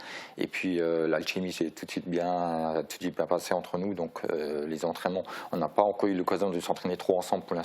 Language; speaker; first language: French; native; French